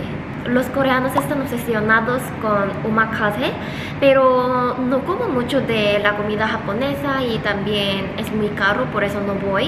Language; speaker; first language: Spanish; non-native, fluent; Korean